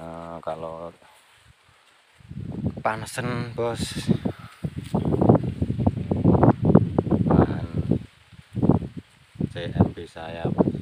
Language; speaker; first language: Indonesian; non-native, local second language; Javanese